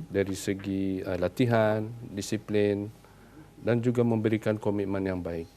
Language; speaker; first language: Malay; native; Malay